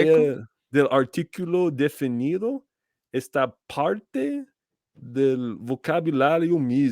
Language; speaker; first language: Portuguese; non-native, learner; English